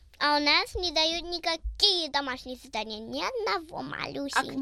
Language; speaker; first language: Russian; early bilingual, heritage; Russian